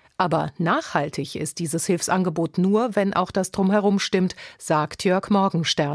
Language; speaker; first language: German; native; German